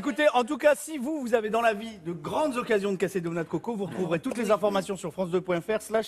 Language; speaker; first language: French; native; French